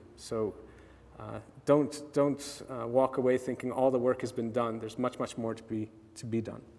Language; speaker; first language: English; native; English